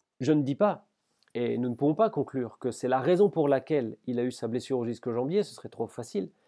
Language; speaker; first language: French; native; French